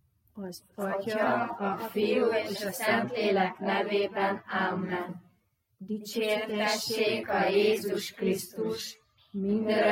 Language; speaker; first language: Hungarian; native; Hungarian